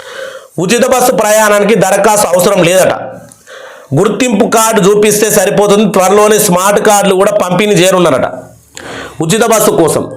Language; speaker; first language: Telugu; native; Telugu